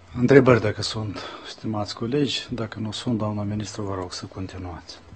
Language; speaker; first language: Romanian; native; Romanian